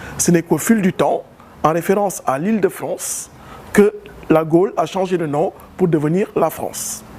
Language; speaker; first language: French; non-native, local second language; Wolof